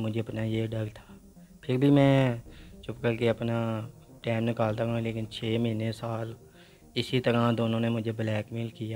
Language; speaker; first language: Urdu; non-native, local second language; Punjabi